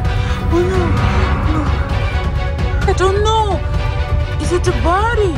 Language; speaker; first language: English; non-native, learner; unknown